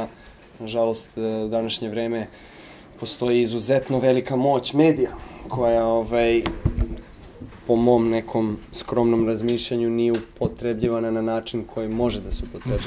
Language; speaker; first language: Serbian; native; Serbian